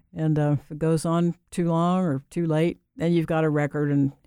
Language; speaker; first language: English; native; English